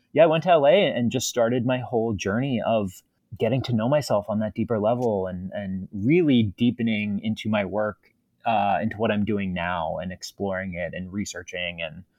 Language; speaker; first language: English; native; English